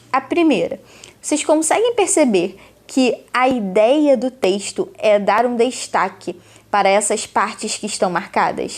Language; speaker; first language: Portuguese; native; Portuguese